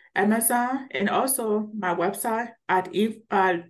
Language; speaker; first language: English; early bilingual, other home language; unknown